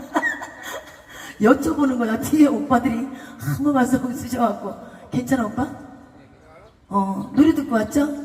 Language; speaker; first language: Korean; native; Korean